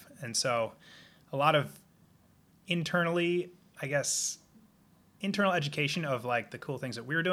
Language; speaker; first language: English; native; English